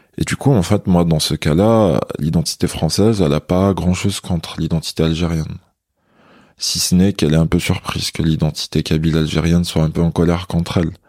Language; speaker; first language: French; non-native, local second language; Kabyle